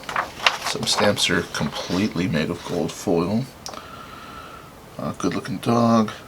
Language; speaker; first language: English; native; English